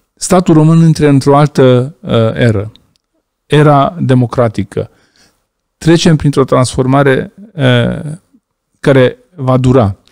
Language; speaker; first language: Romanian; non-native, local second language; Hungarian